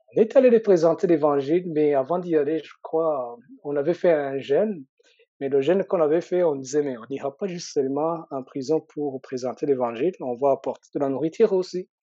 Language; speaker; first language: French; non-native, local second language; Rundi